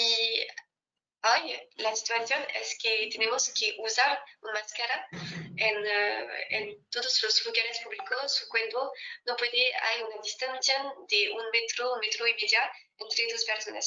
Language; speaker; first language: Spanish; non-native, fluent; French